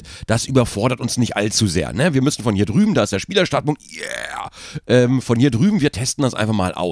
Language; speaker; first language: German; native; German